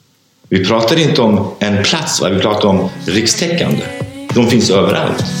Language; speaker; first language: Swedish; non-native, fluent; Kurdish